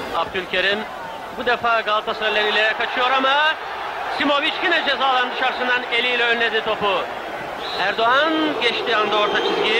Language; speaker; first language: Turkish; native; Turkish